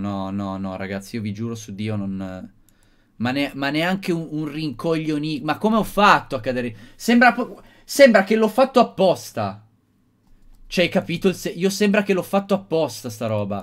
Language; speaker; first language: Italian; native; Italian